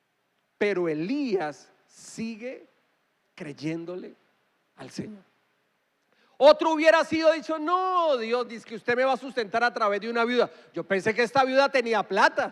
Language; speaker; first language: Spanish; native; Spanish